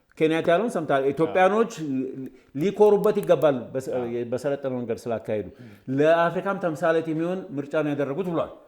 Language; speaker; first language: Amharic; native; Amharic